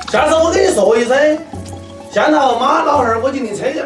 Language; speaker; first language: Chinese; native; Chinese